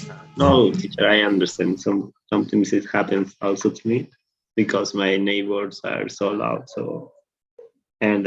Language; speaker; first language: English; non-native, learner; Spanish